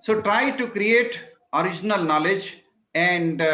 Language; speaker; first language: English; non-native, local second language; Hindi